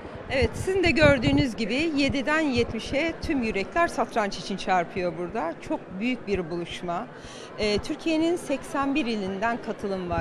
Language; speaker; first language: Turkish; native; Turkish